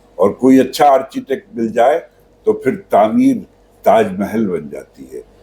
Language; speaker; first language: Urdu; native; Urdu